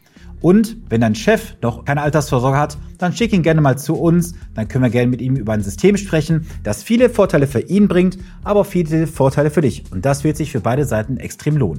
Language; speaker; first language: German; native; German